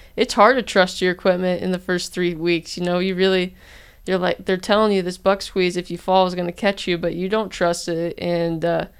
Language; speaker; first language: English; native; English